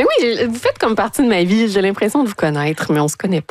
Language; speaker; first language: French; native; French